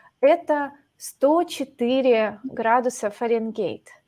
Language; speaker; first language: Russian; native; Russian